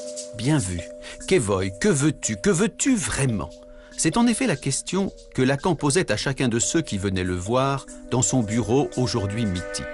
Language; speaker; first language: French; native; French